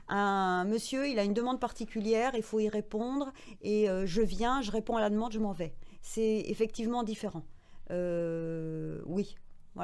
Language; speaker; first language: French; native; French